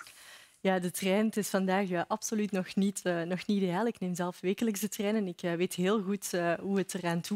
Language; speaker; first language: Dutch; native; Dutch